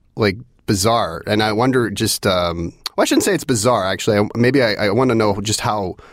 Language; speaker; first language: English; native; English